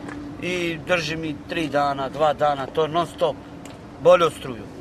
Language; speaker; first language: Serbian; non-native, local second language; Romany